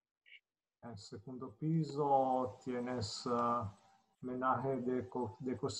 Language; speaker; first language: Spanish; non-native, learner; Italian